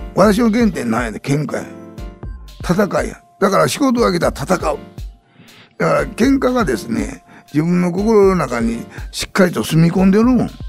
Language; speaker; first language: Japanese; native; Japanese